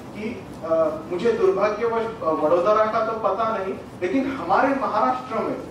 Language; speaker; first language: Hindi; non-native, local second language; Marathi